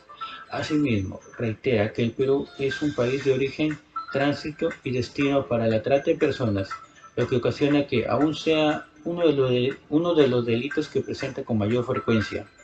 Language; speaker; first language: Spanish; native; Spanish